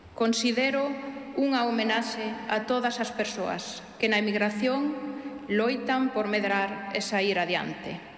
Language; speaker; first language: Galician; early bilingual, heritage; Galician